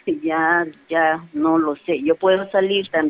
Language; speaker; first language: Spanish; native; Spanish